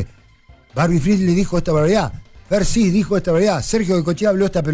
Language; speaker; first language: Spanish; native; Spanish